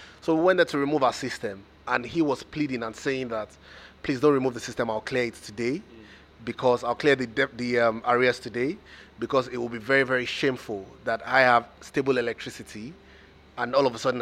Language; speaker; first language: English; non-native, local second language; Yoruba